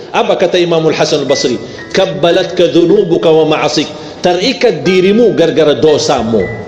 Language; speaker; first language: Malay; non-native, fluent; Arabic